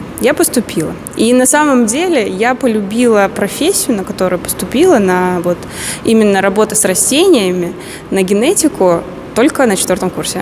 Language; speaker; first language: Russian; native; Russian